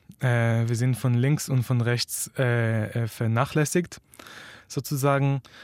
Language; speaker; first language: German; non-native, fluent; Hebrew